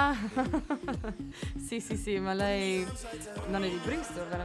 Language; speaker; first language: Italian; non-native, learner; English